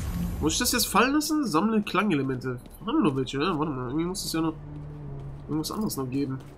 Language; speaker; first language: German; native; German